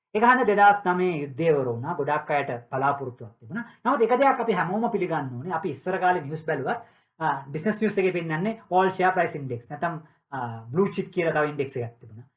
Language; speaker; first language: Sinhala; non-native, local second language; Tamil